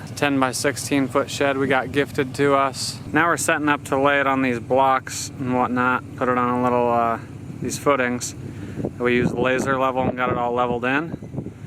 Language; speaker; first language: English; native; English